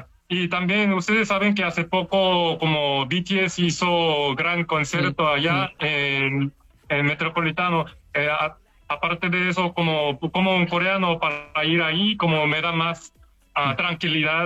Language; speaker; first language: Spanish; non-native, learner; Korean